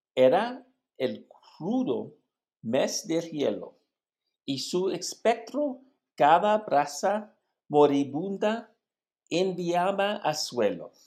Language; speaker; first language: Spanish; non-native, learner; English